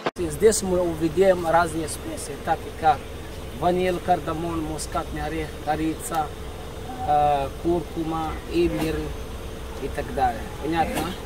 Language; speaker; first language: Russian; non-native, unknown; Swahili